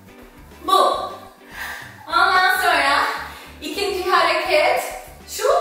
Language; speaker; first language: Turkish; non-native, fluent; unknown